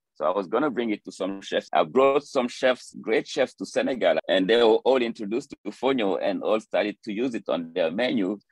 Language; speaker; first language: English; non-native, fluent; French